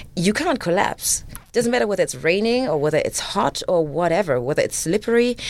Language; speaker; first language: English; non-native, fluent; German